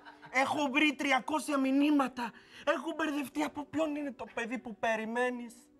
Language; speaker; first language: Greek; non-native, fluent; Spanish